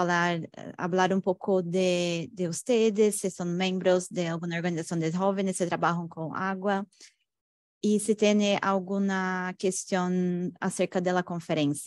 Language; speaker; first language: Spanish; non-native, fluent; Portuguese